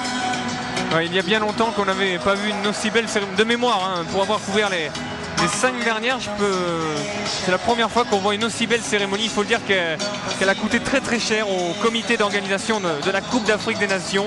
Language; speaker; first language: French; native; French